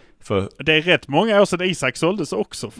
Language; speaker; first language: Swedish; native; Swedish